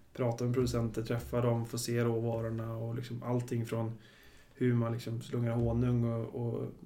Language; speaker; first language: Swedish; native; Swedish